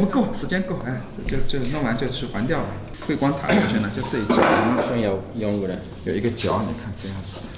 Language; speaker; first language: Chinese; native; Chinese